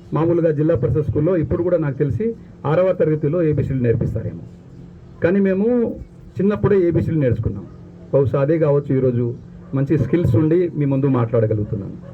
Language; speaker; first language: Telugu; non-native, local second language; Lambadi